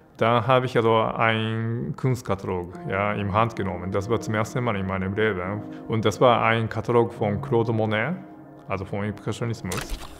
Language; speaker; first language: German; non-native, fluent; Japanese